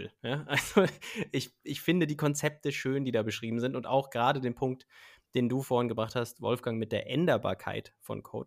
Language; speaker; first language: German; native; German